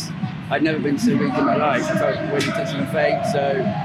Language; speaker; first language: English; native; English